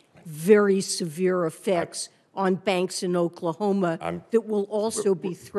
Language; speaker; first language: English; native; English